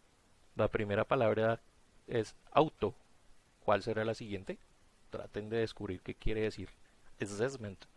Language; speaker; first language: Spanish; native; Spanish